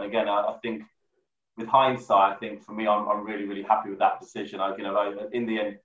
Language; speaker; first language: English; native; English